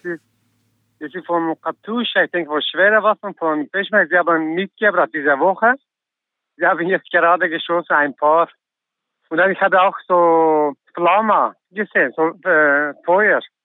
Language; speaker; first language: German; non-native, learner; Kurdish